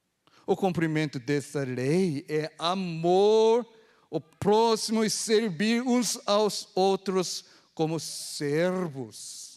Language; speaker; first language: Portuguese; non-native, fluent; Korean